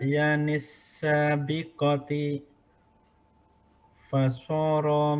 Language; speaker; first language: Arabic; non-native, learner; Indonesian